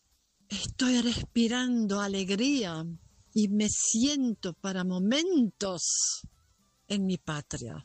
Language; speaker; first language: Spanish; non-native, local second language; German